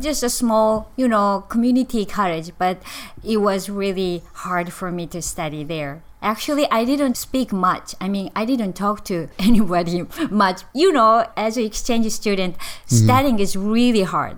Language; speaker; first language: English; non-native, learner; Japanese